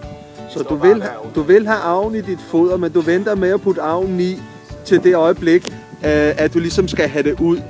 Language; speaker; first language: Danish; native; Danish